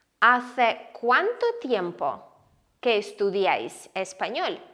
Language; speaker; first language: Spanish; non-native, fluent; Ukrainian